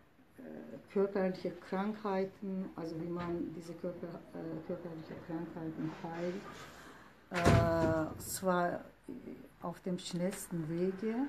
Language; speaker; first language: German; non-native, fluent; Turkish